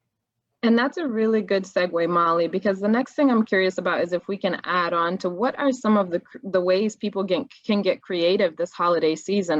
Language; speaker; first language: English; native; English